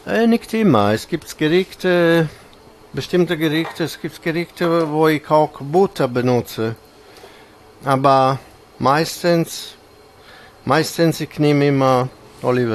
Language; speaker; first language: German; non-native, fluent; Italian